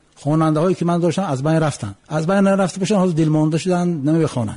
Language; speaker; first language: Tajik; native; Tajik